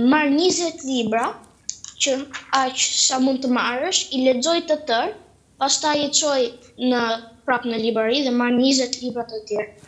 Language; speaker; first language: Albanian; early bilingual, heritage; Albanian